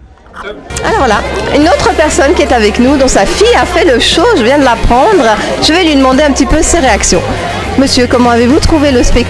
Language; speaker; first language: French; native; French